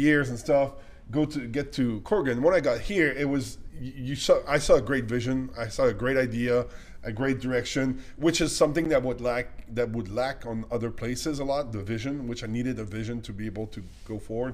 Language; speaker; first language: English; non-native, fluent; French